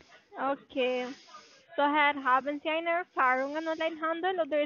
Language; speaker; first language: German; non-native, learner; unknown